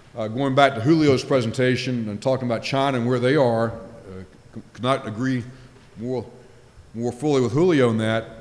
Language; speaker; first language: English; native; English